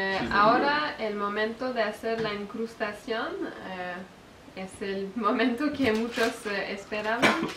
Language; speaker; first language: Spanish; non-native, fluent; French